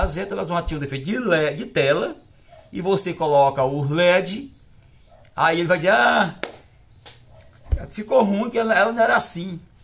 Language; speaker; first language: Portuguese; native; Portuguese